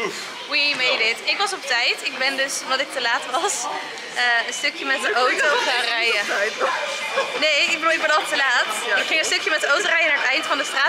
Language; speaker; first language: Dutch; native; Dutch